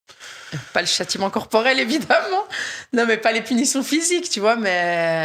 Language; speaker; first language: French; native; French